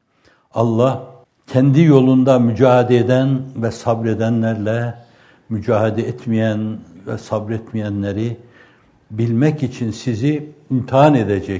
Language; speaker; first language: Turkish; native; Turkish